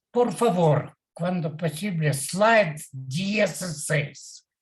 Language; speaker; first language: Spanish; non-native, learner; Russian